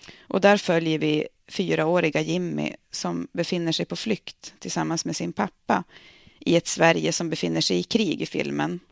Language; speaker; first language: Swedish; native; Swedish